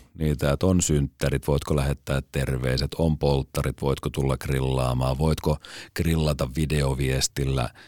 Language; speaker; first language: Finnish; native; Finnish